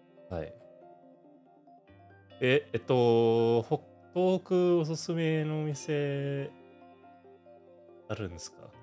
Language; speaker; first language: Japanese; non-native, learner; English